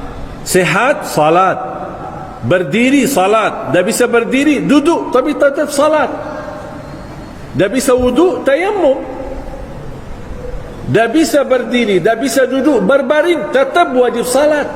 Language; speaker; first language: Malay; non-native, fluent; Arabic